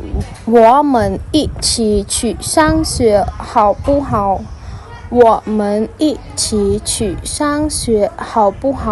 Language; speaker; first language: Chinese; non-native, fluent; Khmer